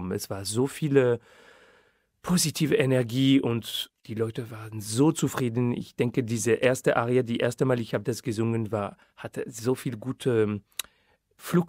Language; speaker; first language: German; non-native, fluent; French